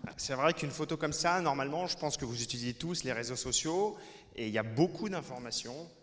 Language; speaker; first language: French; native; French